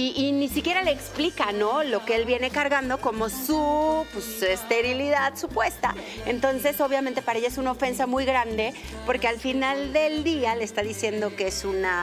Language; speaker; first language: Spanish; native; Spanish